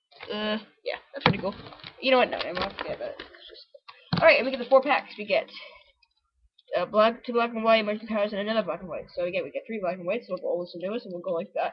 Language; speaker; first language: English; native; English